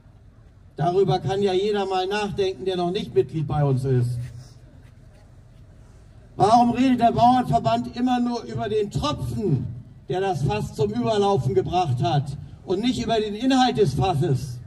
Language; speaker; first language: German; native; German